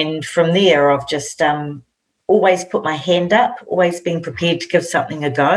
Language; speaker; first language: English; native; English